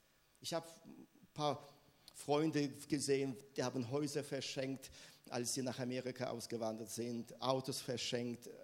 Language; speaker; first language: German; non-native, fluent; Russian